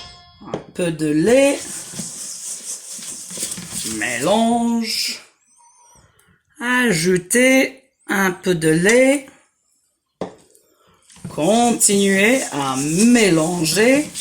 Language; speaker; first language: French; non-native, fluent; English